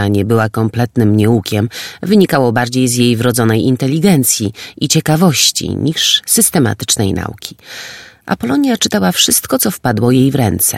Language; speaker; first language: Polish; native; Polish